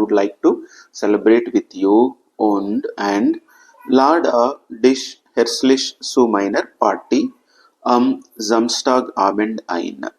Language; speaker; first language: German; non-native, fluent; Telugu